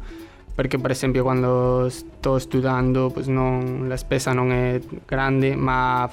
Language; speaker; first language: Italian; non-native, learner; Spanish